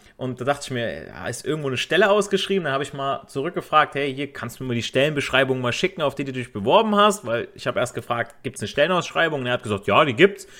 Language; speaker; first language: German; native; German